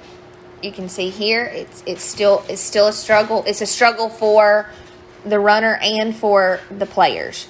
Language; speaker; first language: English; native; English